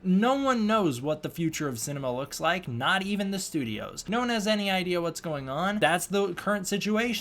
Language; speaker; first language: English; native; English